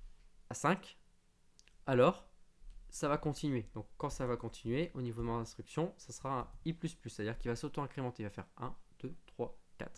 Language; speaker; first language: French; native; French